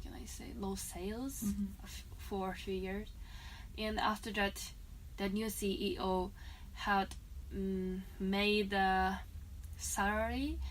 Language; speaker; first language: English; non-native, fluent; Japanese